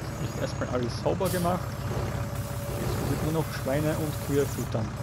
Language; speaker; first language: German; native; German